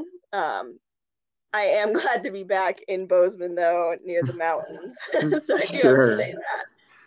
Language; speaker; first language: English; native; English